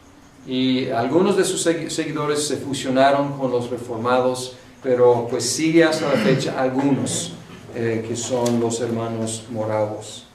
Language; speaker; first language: Spanish; non-native, fluent; English